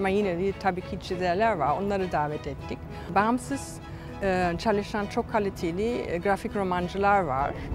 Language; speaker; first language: Turkish; non-native, fluent; German